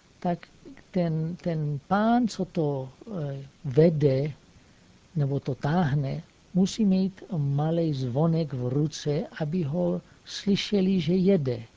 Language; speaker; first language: Czech; native; Czech